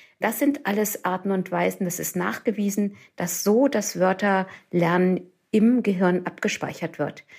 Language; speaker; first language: German; native; German